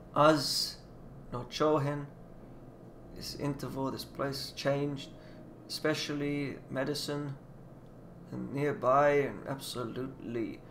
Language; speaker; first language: English; native; English